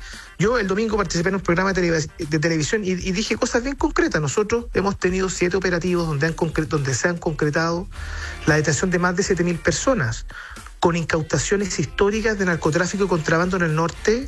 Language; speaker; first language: Spanish; native; Spanish